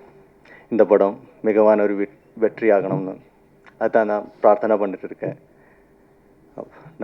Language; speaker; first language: Tamil; non-native, fluent; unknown